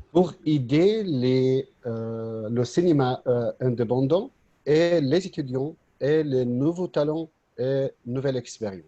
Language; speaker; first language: French; non-native, fluent; Arabic